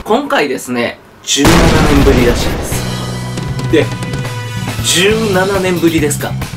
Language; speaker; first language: Japanese; native; Japanese